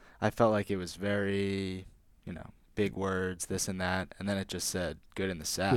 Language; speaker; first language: English; native; English